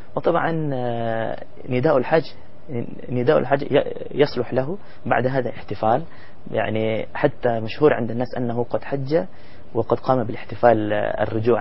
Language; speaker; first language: Arabic; non-native, fluent; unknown